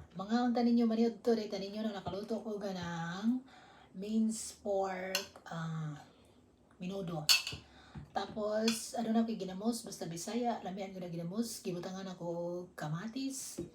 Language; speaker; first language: Filipino; non-native, local second language; Cebuano